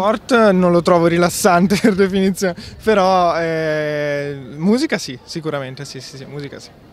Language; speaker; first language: Italian; native; Italian